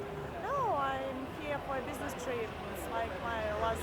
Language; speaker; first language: English; non-native, fluent; Russian